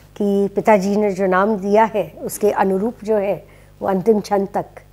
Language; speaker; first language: Hindi; native; Hindi